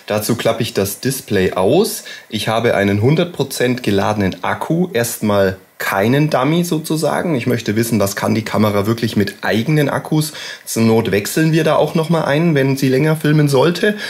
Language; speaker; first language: German; native; German